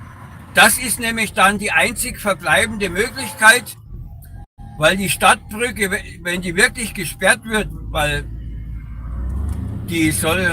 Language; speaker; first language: German; native; German